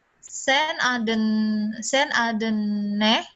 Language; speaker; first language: Turkish; non-native, learner; Indonesian